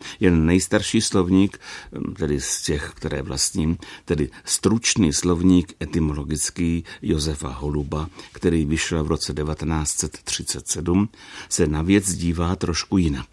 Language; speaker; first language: Czech; native; Czech